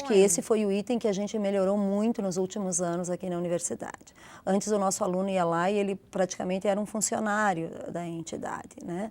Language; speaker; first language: Portuguese; native; Portuguese